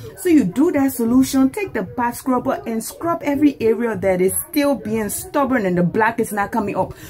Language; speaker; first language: English; native; English